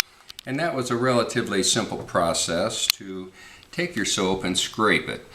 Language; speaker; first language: English; native; English